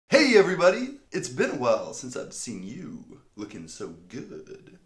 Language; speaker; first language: English; non-native, fluent; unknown